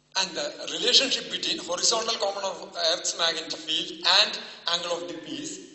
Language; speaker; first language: English; non-native, local second language; Malayalam